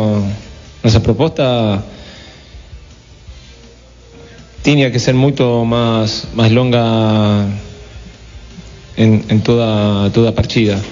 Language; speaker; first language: Portuguese; non-native, fluent; Spanish